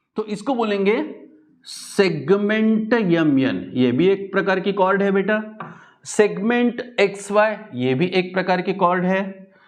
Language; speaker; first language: Hindi; non-native, local second language; Marathi